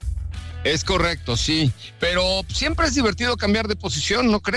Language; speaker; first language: Spanish; native; Spanish